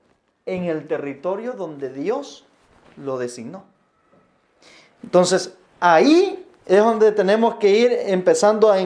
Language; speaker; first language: Spanish; native; Spanish